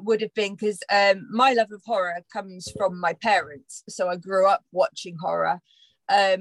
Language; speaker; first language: English; native; English